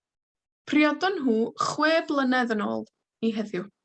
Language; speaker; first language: Welsh; non-native, fluent; Spanish